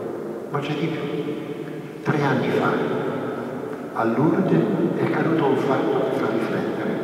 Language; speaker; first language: Italian; native; Italian